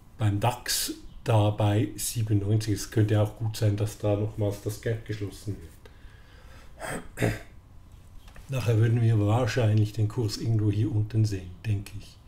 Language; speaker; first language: German; native; German